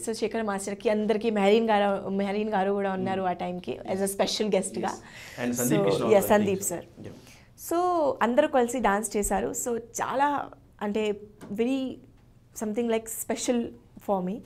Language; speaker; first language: Telugu; non-native, learner; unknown